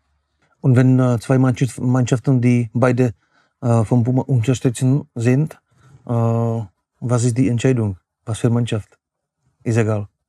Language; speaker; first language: German; non-native, fluent; Czech